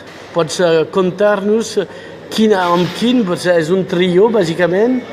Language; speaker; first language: Catalan; non-native, fluent; French